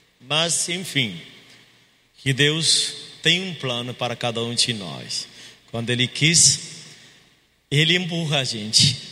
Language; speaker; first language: Portuguese; non-native, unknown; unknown